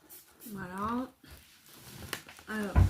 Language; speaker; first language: French; native; French